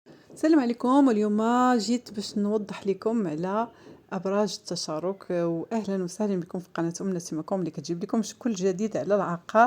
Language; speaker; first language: Arabic; native; Arabic